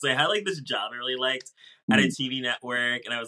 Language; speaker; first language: English; native; English